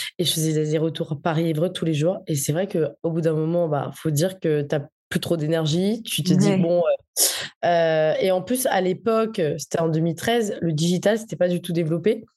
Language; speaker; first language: French; non-native, local second language; Morisyen